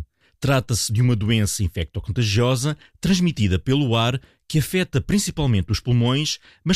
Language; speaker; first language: Portuguese; native; Portuguese